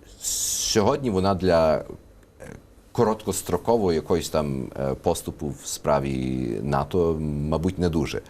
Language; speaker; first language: Ukrainian; early bilingual, heritage; Ukrainian